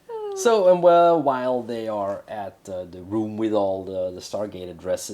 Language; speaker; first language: English; non-native, fluent; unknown